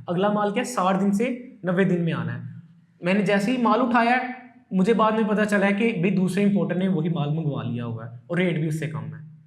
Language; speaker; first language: Urdu; non-native, local second language; Punjabi